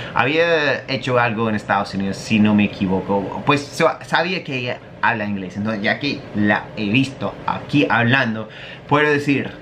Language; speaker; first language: Spanish; non-native, fluent; English